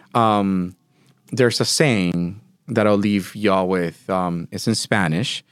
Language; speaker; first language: English; early bilingual, other home language; Spanish